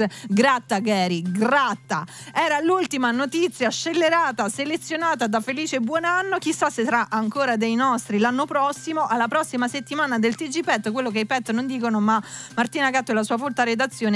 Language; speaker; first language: Italian; native; Italian